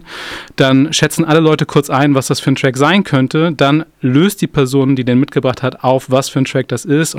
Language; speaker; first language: German; native; German